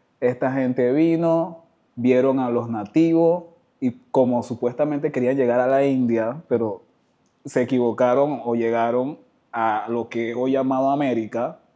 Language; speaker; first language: Spanish; native; Spanish